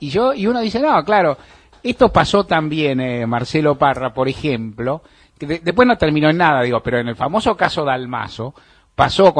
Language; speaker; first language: Spanish; native; Spanish